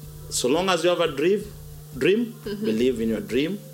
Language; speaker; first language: English; non-native, local second language; Luo (Kenya and Tanzania)